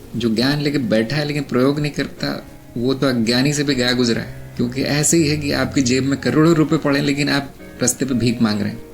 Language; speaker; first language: Hindi; non-native, local second language; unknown